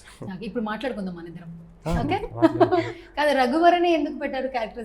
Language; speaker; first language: Telugu; native; Telugu